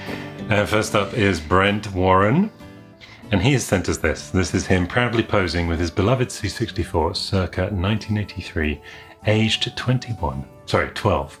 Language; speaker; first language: English; native; English